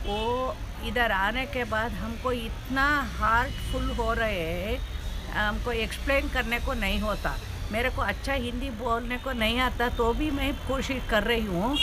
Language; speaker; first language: Hindi; non-native, local second language; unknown